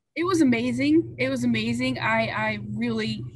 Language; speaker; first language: English; native; English